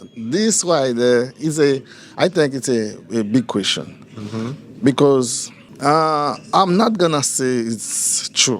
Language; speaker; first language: English; non-native, learner; Haitian Creole